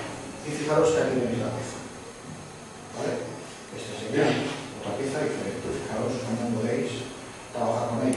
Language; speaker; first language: Spanish; native; Spanish